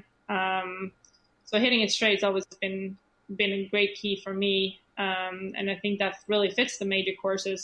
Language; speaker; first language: English; non-native, fluent; Swedish